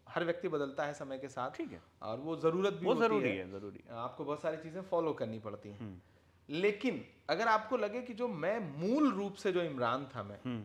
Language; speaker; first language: Hindi; native; Hindi